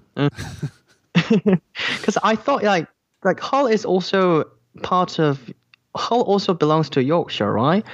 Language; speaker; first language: English; non-native, fluent; Korean